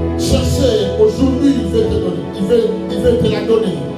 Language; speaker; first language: French; non-native, local second language; Lingala